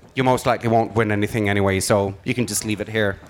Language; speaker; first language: English; non-native, fluent; Danish